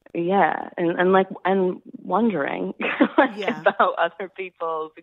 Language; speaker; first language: English; native; English